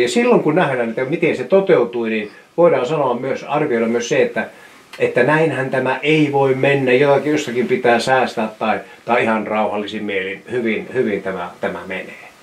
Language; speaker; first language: Finnish; native; Finnish